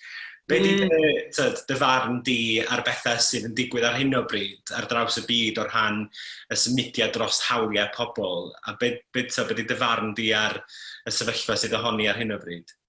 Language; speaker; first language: Welsh; native; Welsh